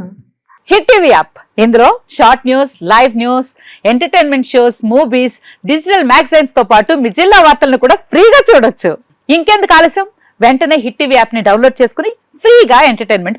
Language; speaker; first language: Telugu; native; Telugu